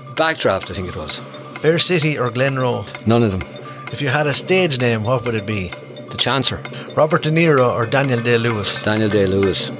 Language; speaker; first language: English; native; English